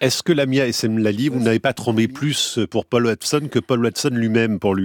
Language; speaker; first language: French; native; French